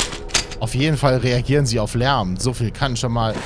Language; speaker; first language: German; native; German